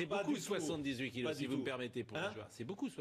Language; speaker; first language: French; native; French